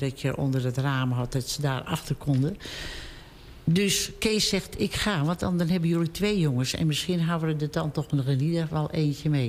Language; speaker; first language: Dutch; native; Dutch